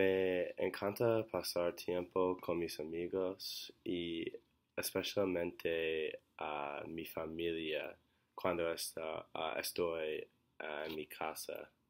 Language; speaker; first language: Spanish; non-native, learner; English